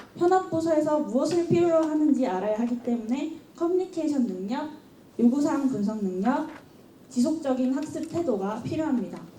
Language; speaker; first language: Korean; native; Korean